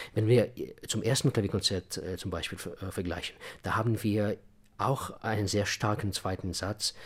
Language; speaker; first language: German; non-native, fluent; Russian